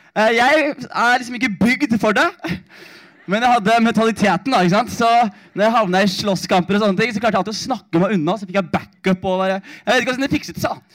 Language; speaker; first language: Norwegian; early bilingual, other home language; Somali